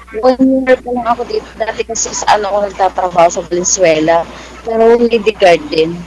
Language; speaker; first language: Filipino; non-native, local second language; Waray